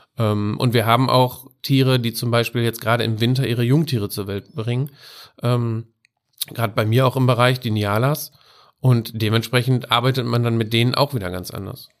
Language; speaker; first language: German; native; German